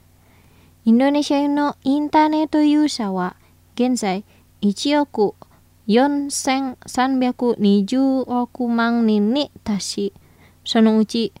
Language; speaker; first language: Japanese; non-native, fluent; Indonesian